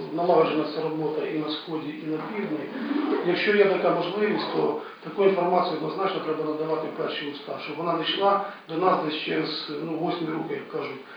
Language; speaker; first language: Ukrainian; non-native, local second language; Russian